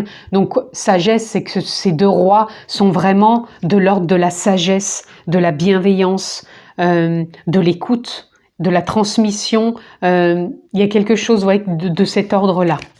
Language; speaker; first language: French; native; French